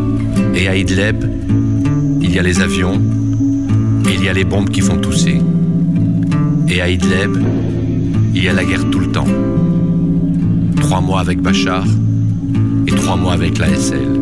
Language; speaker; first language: French; non-native, learner; Arabic